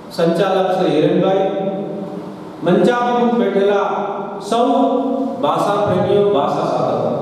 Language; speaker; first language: Gujarati; native; Gujarati